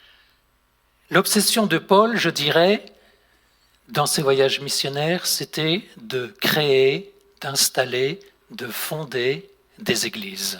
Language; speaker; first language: French; native; French